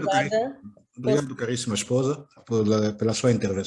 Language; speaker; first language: Portuguese; native; Portuguese